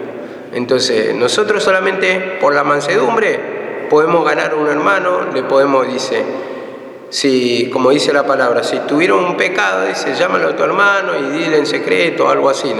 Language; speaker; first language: Spanish; native; Spanish